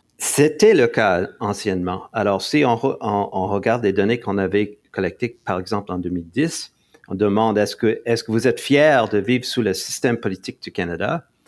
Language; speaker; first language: French; non-native, local second language; English